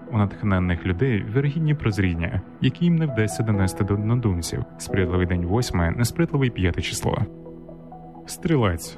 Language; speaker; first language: Ukrainian; native; Ukrainian